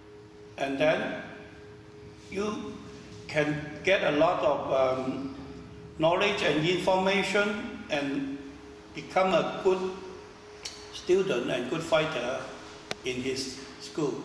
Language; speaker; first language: English; non-native, learner; Chinese